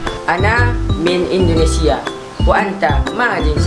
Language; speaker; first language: Arabic; non-native, learner; Indonesian